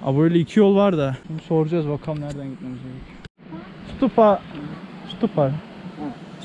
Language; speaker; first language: Turkish; native; Turkish